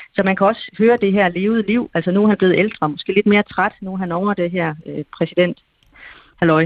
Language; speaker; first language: Danish; native; Danish